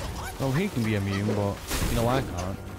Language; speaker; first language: English; native; English